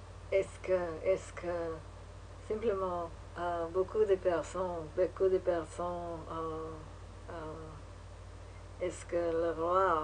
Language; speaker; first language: French; non-native, learner; English